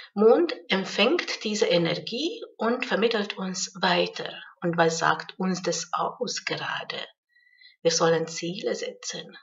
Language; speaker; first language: German; non-native, fluent; Hungarian